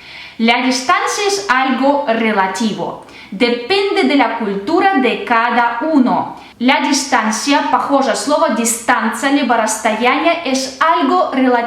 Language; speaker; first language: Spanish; non-native, fluent; Russian